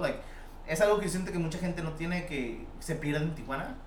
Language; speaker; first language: Spanish; early bilingual, heritage; Spanish